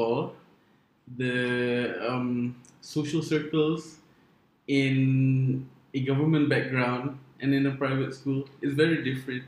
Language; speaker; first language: English; non-native, local second language; Malay